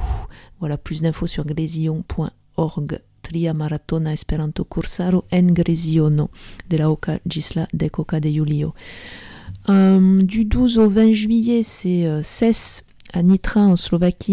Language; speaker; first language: French; native; French